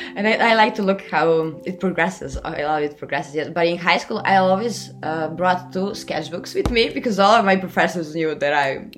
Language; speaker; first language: English; non-native, fluent; Serbian